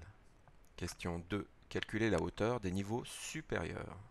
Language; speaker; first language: French; native; French